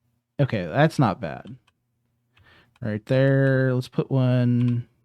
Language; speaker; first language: English; native; English